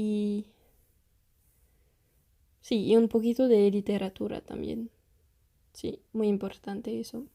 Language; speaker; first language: Spanish; non-native, fluent; French